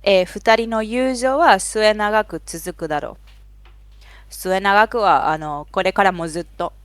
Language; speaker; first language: Japanese; non-native, fluent; Spanish